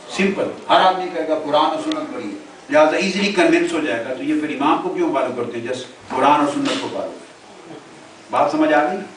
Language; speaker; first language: Urdu; non-native, local second language; Punjabi